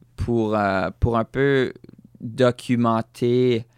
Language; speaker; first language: French; native; French